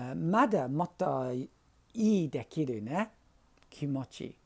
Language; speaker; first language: Japanese; non-native, learner; English